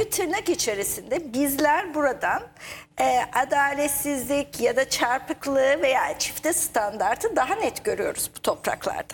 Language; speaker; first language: Turkish; native; Turkish